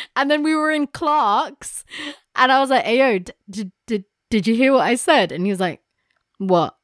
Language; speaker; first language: English; native; English